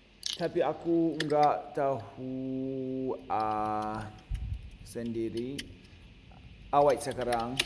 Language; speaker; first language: Indonesian; non-native, learner; English